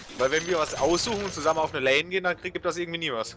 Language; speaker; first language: German; native; German